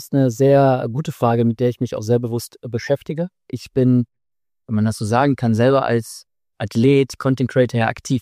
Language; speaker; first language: German; native; German